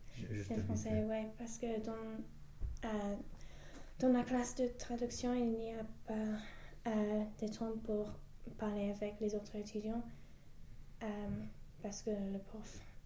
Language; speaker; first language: French; non-native, learner; English